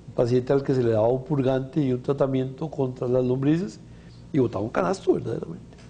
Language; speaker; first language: Spanish; native; Spanish